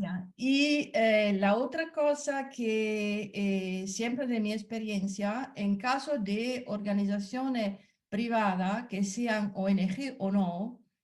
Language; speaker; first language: Spanish; non-native, learner; Italian